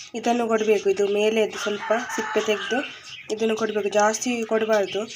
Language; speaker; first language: Kannada; non-native, local second language; Tulu